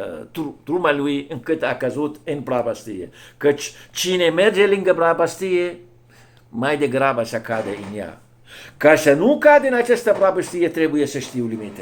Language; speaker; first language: Romanian; non-native, fluent; Arabic